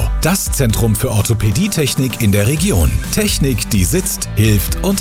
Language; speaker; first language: German; native; German